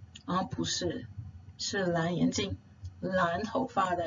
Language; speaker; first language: Chinese; non-native, fluent; English